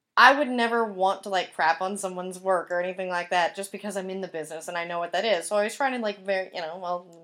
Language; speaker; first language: English; native; English